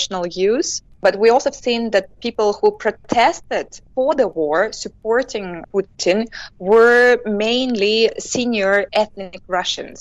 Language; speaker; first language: English; non-native, fluent; Kyrgyz